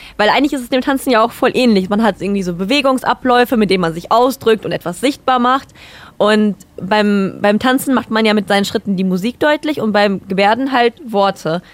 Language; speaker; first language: German; native; German